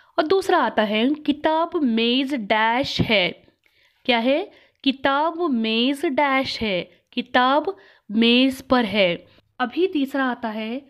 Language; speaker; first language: Hindi; non-native, local second language; Kannada